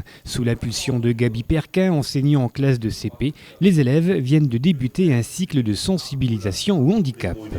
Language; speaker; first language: French; native; French